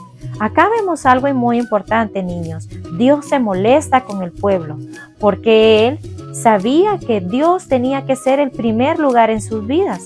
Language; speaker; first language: Spanish; native; Spanish